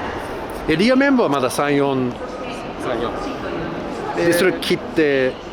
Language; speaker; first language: Japanese; non-native, fluent; English